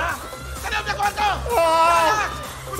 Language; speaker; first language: Filipino; native; Filipino